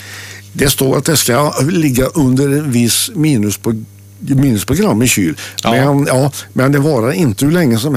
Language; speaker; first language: Swedish; native; Swedish